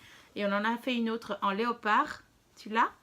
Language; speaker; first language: French; native; French